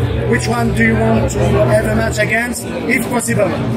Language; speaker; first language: English; non-native, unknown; French